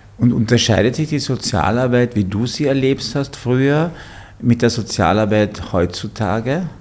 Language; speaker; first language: German; native; German